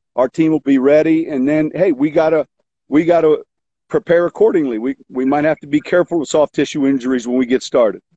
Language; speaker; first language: English; native; English